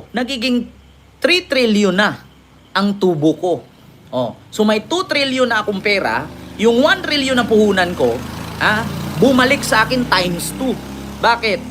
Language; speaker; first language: Filipino; native; Filipino